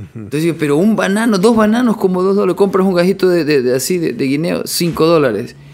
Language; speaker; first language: Spanish; native; Spanish